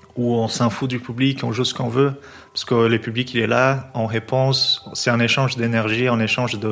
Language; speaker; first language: French; non-native, fluent; Portuguese